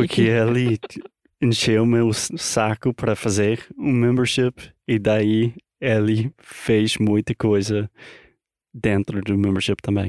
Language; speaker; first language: Portuguese; non-native, fluent; English